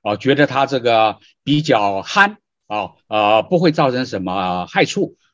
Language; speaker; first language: Chinese; native; Chinese